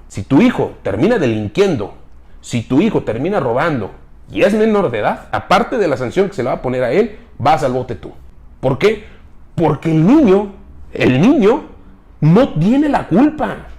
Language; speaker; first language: Spanish; native; Spanish